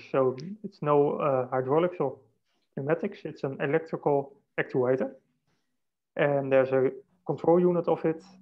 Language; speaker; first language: English; non-native, fluent; Dutch